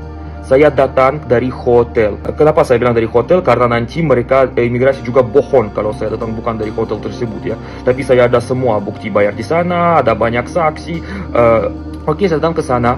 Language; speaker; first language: Indonesian; non-native, fluent; Russian